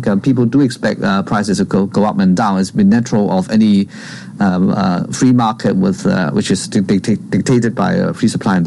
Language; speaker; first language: English; non-native, local second language; Cantonese